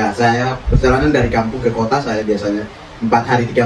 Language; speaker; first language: Indonesian; non-native, local second language; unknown